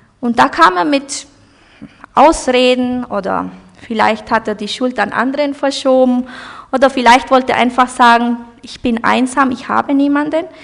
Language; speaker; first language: German; early bilingual, heritage; German